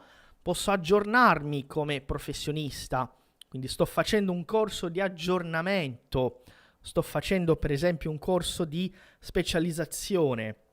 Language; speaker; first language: Italian; non-native, fluent; Portuguese